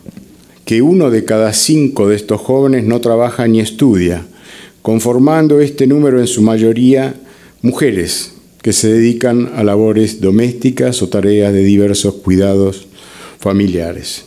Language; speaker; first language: Spanish; native; Spanish